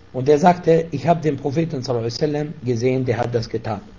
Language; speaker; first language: German; non-native, fluent; Arabic